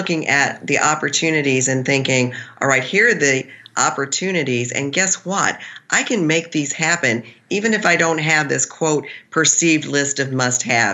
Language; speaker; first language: English; native; English